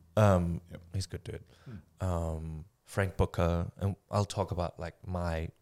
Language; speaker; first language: English; non-native, fluent; German